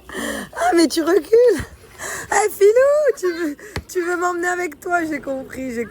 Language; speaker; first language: French; native; French